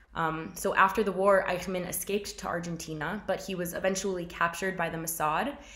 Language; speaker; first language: English; native; English